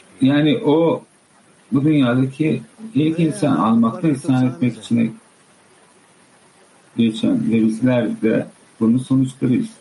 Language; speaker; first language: Turkish; native; Turkish